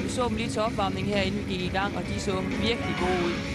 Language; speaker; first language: Danish; native; Danish